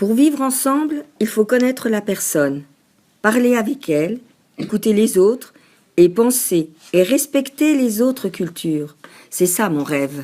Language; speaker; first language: French; non-native, learner; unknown